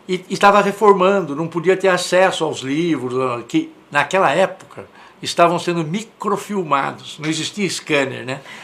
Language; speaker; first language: Portuguese; native; Portuguese